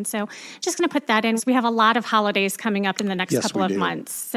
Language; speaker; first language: English; native; English